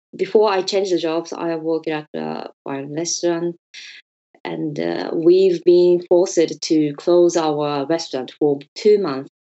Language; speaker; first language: English; non-native, learner; Japanese